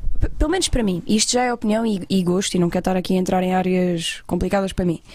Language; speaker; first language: Portuguese; native; Portuguese